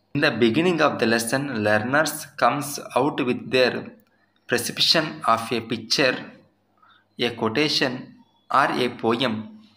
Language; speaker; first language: English; non-native, local second language; Telugu